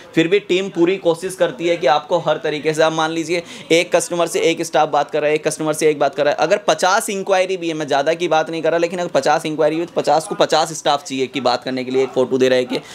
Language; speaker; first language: Hindi; native; Hindi